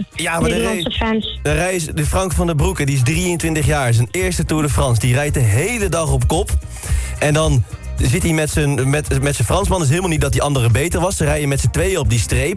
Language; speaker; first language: Dutch; native; Dutch